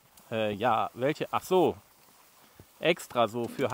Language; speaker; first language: German; native; German